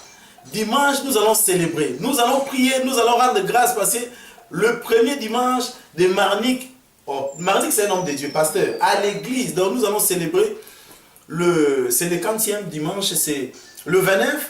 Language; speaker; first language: French; non-native, local second language; Lingala